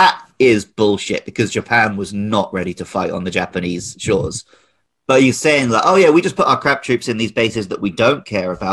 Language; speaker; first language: English; native; English